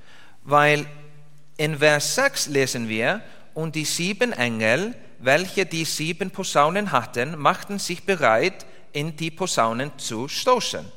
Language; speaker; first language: German; non-native, learner; Icelandic